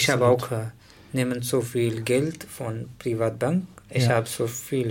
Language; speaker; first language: German; non-native, learner; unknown